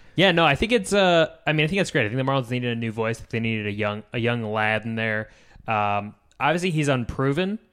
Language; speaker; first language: English; native; English